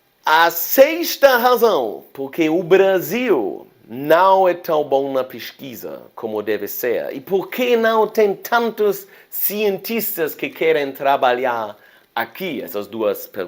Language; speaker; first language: Portuguese; non-native, fluent; German